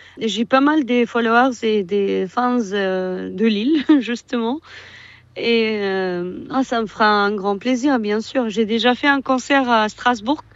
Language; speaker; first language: French; non-native, fluent; Arabic